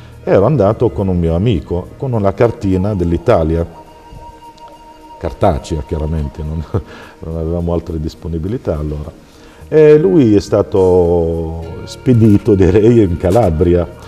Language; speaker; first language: Italian; non-native, fluent; Arabic